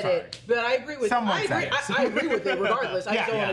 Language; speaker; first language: English; native; English